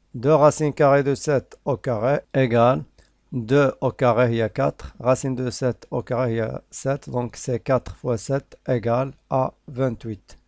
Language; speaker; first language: French; non-native, local second language; Arabic